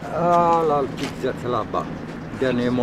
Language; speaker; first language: French; non-native, local second language; Arabic